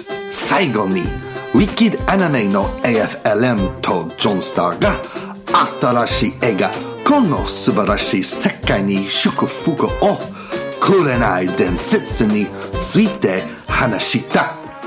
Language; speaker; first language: Japanese; non-native, learner; English